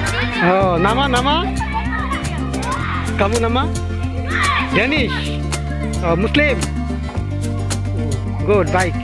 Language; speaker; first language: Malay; non-native, learner; Bangla